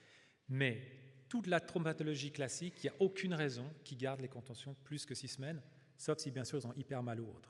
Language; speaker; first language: French; native; French